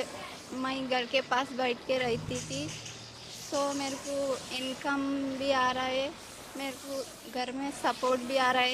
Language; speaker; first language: Hindi; non-native, local second language; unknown